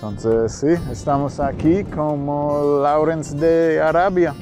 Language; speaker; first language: Spanish; non-native, fluent; English